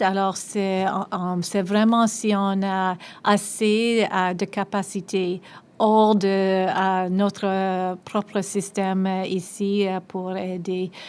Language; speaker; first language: French; non-native, local second language; English